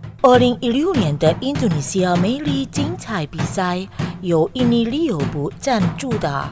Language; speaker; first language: Chinese; non-native, fluent; Indonesian